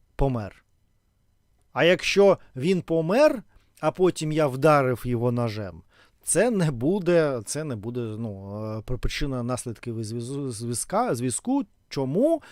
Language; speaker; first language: Ukrainian; non-native, local second language; Russian